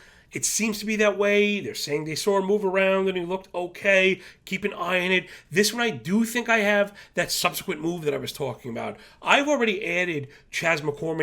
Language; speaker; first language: English; native; English